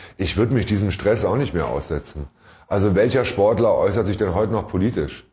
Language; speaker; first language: German; native; German